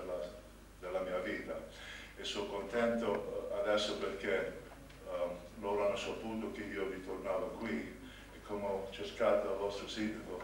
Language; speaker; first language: Italian; non-native, local second language; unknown